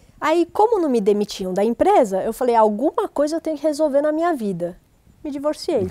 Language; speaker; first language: Portuguese; native; Portuguese